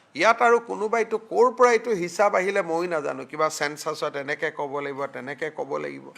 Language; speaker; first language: Assamese; native; Assamese